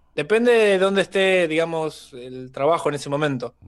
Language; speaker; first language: Spanish; native; Spanish